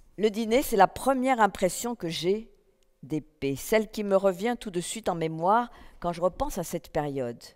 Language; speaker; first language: French; native; French